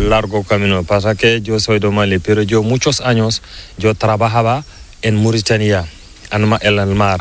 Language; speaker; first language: Spanish; non-native, learner; Fula